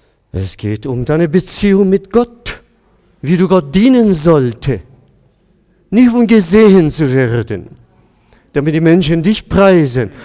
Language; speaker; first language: German; non-native, fluent; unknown